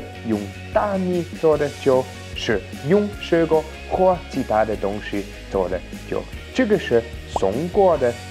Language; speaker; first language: Chinese; non-native, learner; German